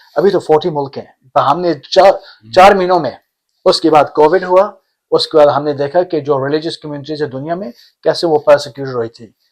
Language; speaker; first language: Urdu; early bilingual, heritage; Urdu